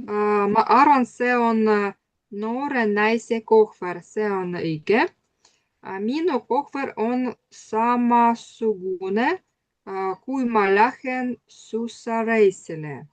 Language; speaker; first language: Estonian; non-native, learner; Russian